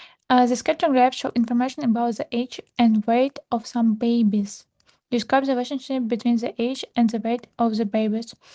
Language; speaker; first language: English; non-native, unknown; Ukrainian